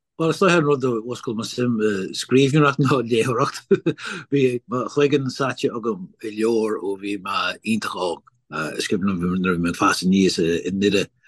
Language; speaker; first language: Irish; non-native, local second language; English